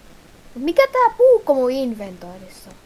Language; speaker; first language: Finnish; native; Finnish